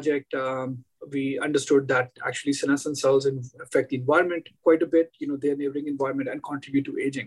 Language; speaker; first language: English; non-native, local second language; Hindi